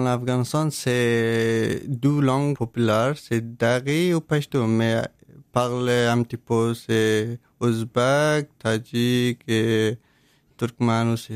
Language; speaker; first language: French; non-native, learner; Persian